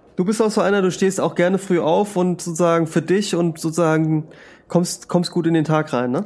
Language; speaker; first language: German; early bilingual, other home language; Spanish